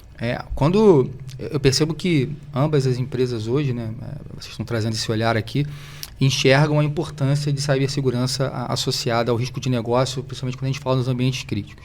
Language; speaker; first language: Portuguese; native; Portuguese